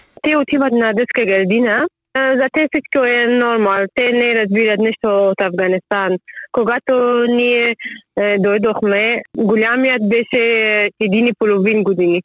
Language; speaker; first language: Bulgarian; non-native, learner; Persian